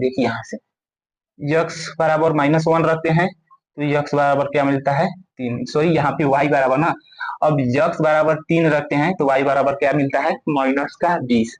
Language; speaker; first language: Hindi; native; Hindi